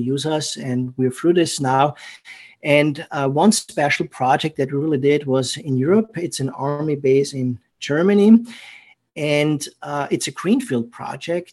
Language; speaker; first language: English; non-native, fluent; German